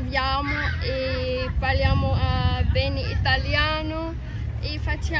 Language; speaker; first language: Italian; non-native, learner; Arabic